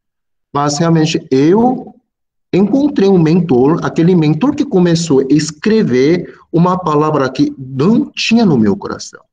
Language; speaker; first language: Portuguese; non-native, fluent; Korean